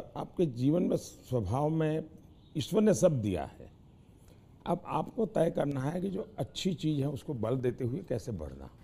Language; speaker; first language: Hindi; non-native, local second language; Gujarati